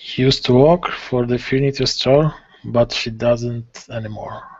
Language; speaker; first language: English; non-native, learner; Polish